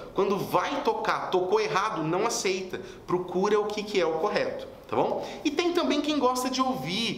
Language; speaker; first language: Portuguese; native; Portuguese